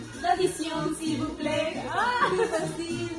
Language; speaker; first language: French; non-native, learner; Spanish